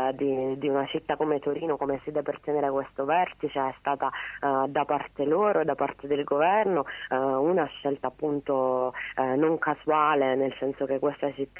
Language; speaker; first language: Italian; native; Italian